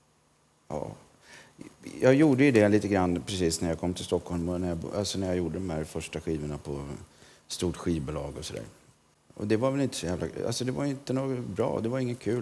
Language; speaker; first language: Swedish; native; Swedish